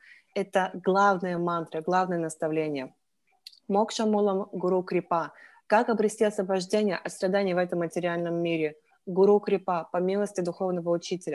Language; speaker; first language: Russian; native; Russian